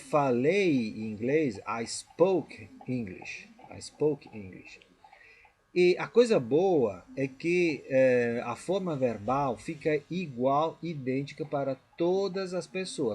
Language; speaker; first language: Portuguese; non-native, fluent; Italian